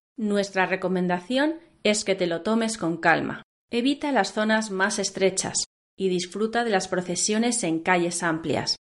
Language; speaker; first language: Spanish; native; Spanish